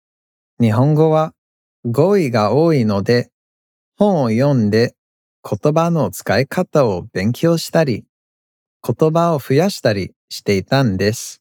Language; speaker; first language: Japanese; non-native, fluent; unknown